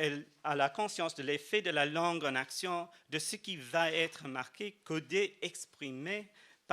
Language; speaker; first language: French; non-native, fluent; English